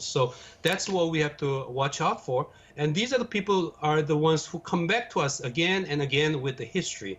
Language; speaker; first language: English; non-native, fluent; Korean